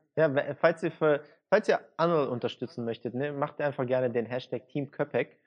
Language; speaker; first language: German; early bilingual, other home language; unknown